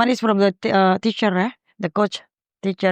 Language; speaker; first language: English; non-native, learner; Indonesian